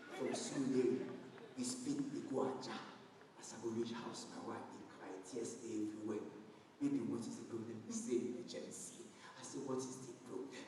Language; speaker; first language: Nigerian Pidgin; non-native, local second language; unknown